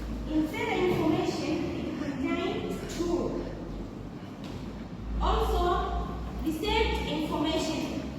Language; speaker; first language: English; non-native, local second language; Swahili